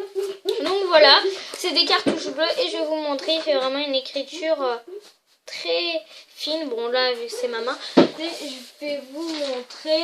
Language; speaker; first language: French; native; French